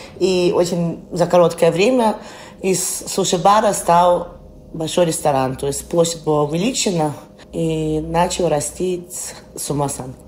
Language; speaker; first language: Russian; early bilingual, heritage; Russian